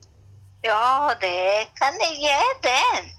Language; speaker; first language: Swedish; non-native, learner; Spanish